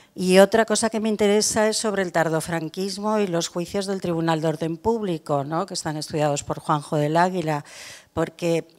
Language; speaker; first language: Spanish; native; Spanish